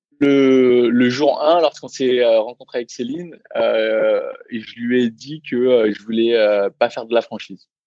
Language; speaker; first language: French; early bilingual, other home language; Vietnamese